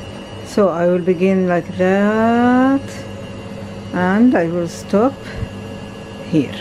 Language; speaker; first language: English; non-native, learner; Arabic